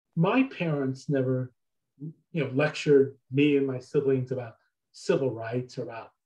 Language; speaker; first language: English; native; English